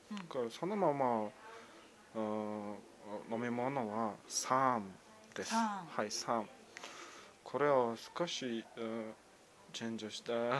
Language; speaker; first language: Japanese; non-native, learner; Mongolian